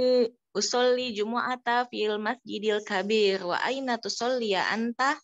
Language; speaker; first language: Arabic; non-native, learner; Indonesian